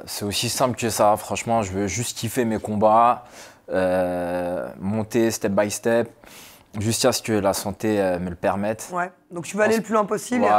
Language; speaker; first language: French; native; French